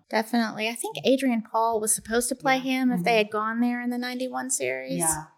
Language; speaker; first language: English; native; English